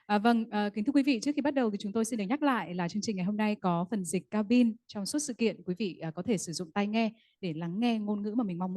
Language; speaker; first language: Vietnamese; native; Vietnamese